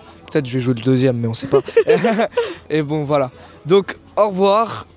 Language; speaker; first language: French; native; French